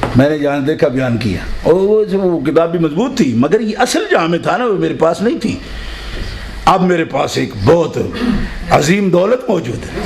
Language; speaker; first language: Urdu; non-native, local second language; Punjabi